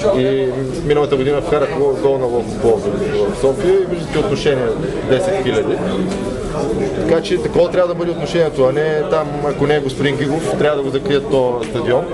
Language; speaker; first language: Bulgarian; native; Bulgarian